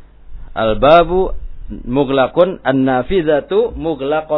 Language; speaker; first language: Arabic; non-native, fluent; Indonesian